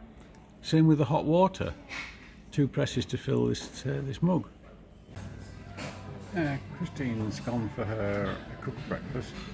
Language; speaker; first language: English; native; English